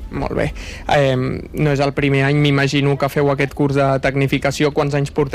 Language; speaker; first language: Catalan; native; Catalan